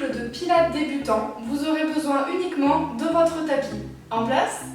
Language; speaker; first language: French; native; French